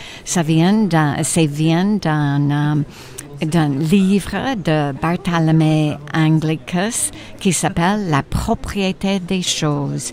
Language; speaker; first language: French; non-native, fluent; English